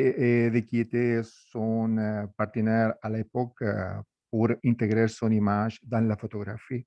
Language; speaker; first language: French; non-native, fluent; Spanish